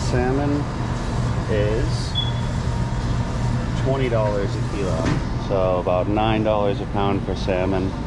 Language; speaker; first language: English; native; English